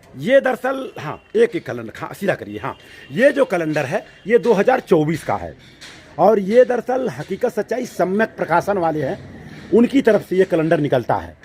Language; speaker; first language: Hindi; native; Hindi